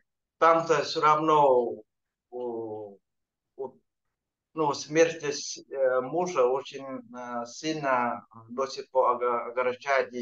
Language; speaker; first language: Russian; non-native, fluent; Vietnamese